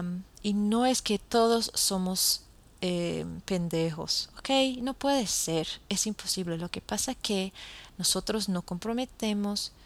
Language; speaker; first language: Spanish; non-native, fluent; English